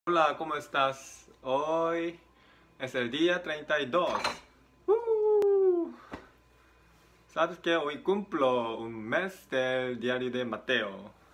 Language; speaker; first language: Spanish; non-native, learner; Korean